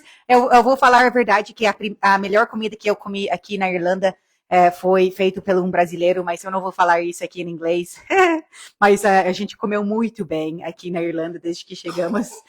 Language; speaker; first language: Portuguese; non-native, fluent; English